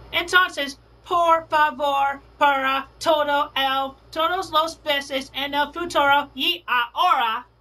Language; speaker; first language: Spanish; non-native, learner; English